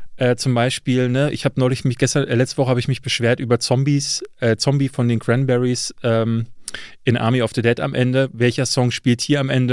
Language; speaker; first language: German; native; German